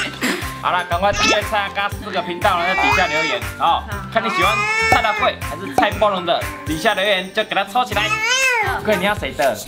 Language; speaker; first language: Chinese; native; Chinese